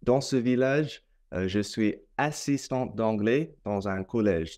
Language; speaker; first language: French; non-native, fluent; English